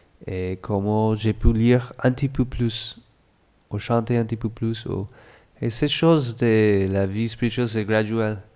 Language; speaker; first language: French; non-native, fluent; English